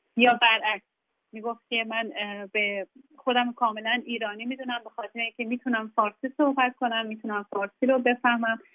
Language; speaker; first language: Persian; native; Persian